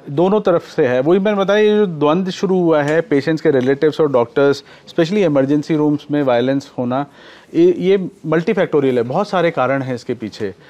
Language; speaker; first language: Hindi; native; Hindi